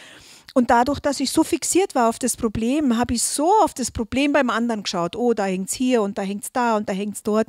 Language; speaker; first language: German; native; German